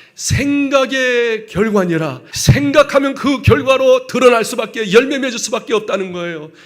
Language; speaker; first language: Korean; native; Korean